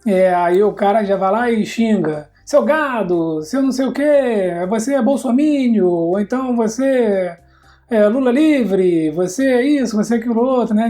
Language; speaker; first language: Portuguese; native; Portuguese